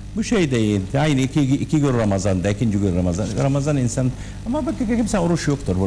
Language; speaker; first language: Turkish; non-native, learner; Arabic